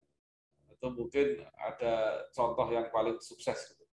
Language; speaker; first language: Indonesian; native; Indonesian